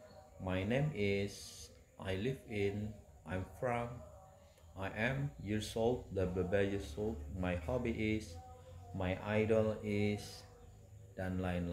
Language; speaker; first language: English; non-native, fluent; Indonesian